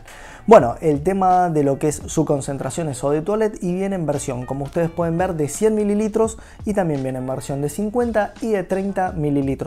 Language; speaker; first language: Spanish; native; Spanish